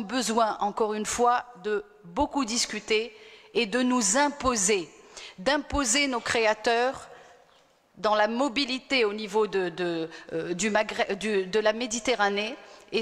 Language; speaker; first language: French; non-native, local second language; Arabic